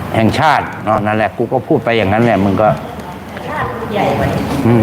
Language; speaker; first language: Thai; native; Thai